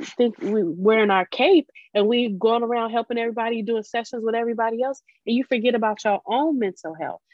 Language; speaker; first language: English; native; English